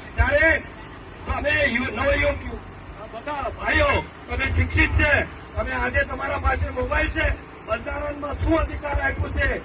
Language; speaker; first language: Gujarati; non-native, local second language; Marathi